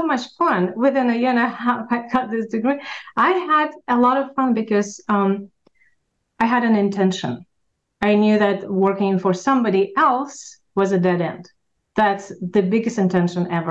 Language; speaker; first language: English; non-native, fluent; Russian